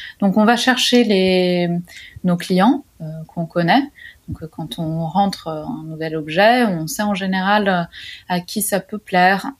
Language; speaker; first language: French; non-native, fluent; Italian